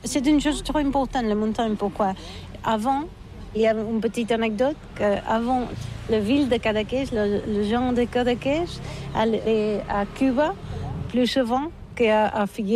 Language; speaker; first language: French; non-native, learner; Catalan